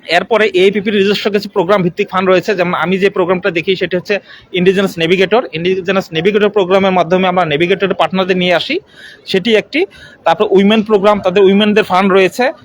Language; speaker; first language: Bangla; non-native, local second language; Chakma